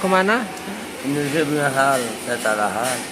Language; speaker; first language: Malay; non-native, learner; Rohingya